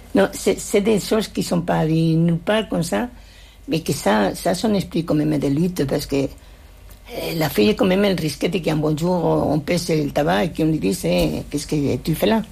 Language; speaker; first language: French; non-native, fluent; Spanish